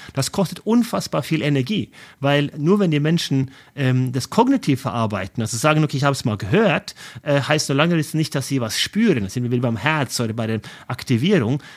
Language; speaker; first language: German; non-native, fluent; Norwegian